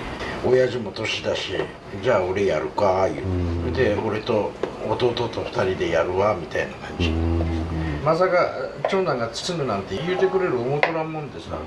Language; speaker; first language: Japanese; native; Japanese